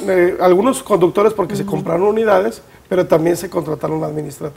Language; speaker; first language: Spanish; native; Spanish